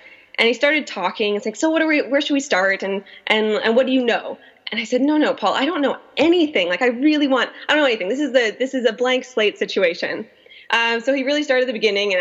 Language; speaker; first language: English; native; English